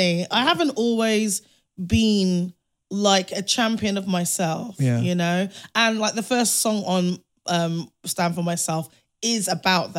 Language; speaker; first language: English; native; English